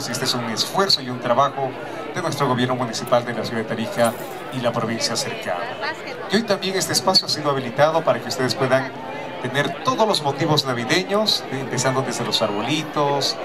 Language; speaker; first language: Spanish; native; Spanish